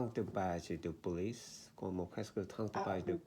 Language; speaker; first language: French; non-native, learner; Korean